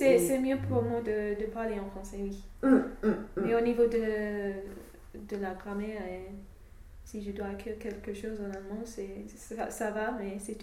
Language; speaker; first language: French; non-native, fluent; English